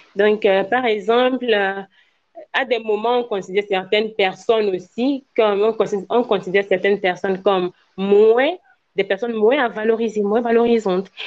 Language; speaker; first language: French; non-native, local second language; Ewe